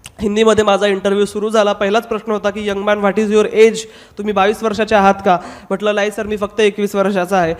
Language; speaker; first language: Marathi; non-native, local second language; Hindi